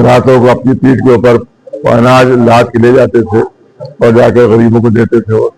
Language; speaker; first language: Urdu; native; Urdu